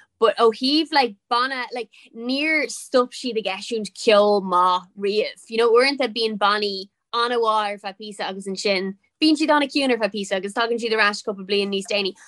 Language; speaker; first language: Irish; non-native, local second language; English